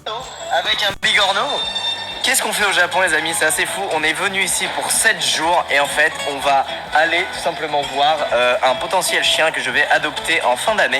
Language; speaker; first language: French; native; French